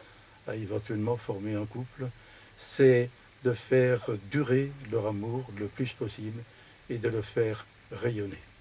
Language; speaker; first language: French; native; French